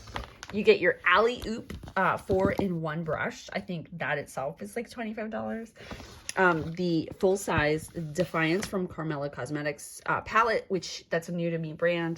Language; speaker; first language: English; native; English